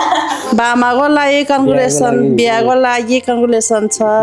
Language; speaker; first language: Nepali; non-native, local second language; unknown